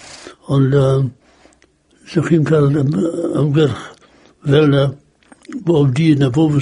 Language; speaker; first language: Welsh; native; Welsh